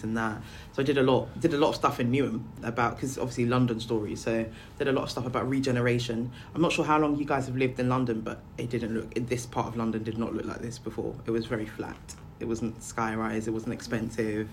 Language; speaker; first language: English; native; English